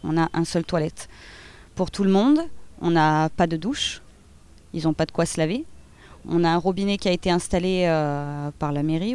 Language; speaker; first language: French; native; French